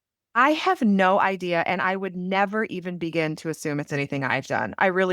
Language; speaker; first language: English; native; English